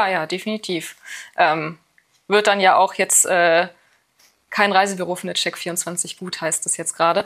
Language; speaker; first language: German; native; German